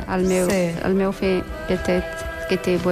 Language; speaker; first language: Catalan; non-native, learner; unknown